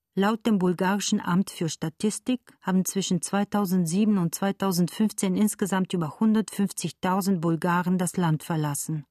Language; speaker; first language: German; non-native, fluent; Bulgarian